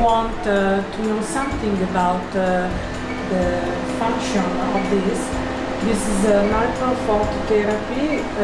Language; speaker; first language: English; non-native, learner; Italian